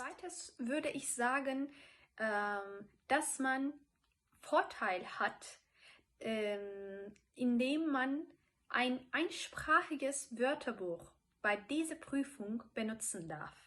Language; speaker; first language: German; non-native, fluent; Turkish